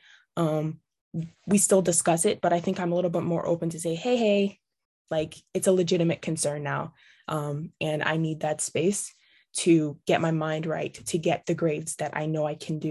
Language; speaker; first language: English; native; English